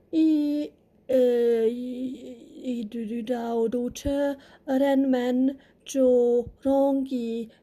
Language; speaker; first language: Chinese; non-native, learner; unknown